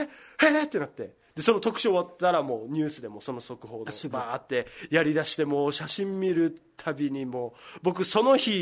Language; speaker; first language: Japanese; native; Japanese